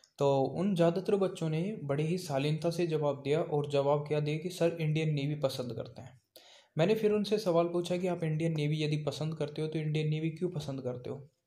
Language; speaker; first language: Hindi; native; Hindi